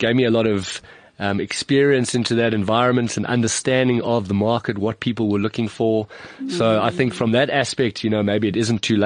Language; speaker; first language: English; native; English